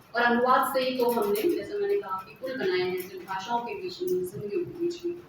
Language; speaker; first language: Hindi; native; Hindi